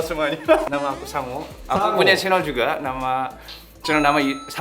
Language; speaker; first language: Indonesian; non-native, fluent; Korean